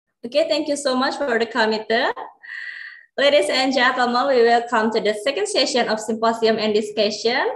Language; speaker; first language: English; non-native, learner; Indonesian